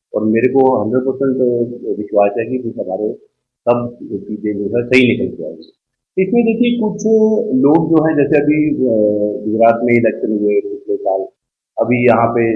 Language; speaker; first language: Hindi; native; Hindi